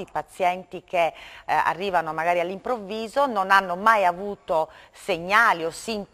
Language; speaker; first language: Italian; native; Italian